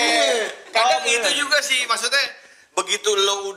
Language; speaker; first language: Indonesian; native; Indonesian